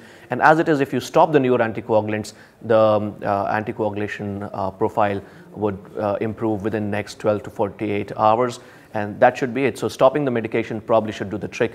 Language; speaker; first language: English; non-native, local second language; Hindi